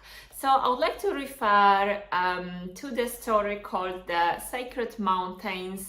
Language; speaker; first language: English; non-native, fluent; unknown